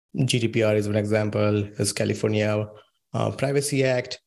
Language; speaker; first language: English; non-native, local second language; Hindi